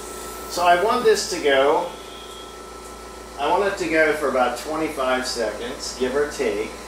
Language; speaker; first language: English; native; English